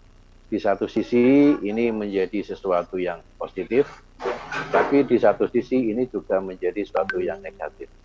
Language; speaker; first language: Indonesian; native; Indonesian